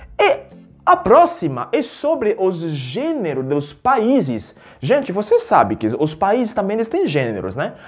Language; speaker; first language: Portuguese; non-native, fluent; French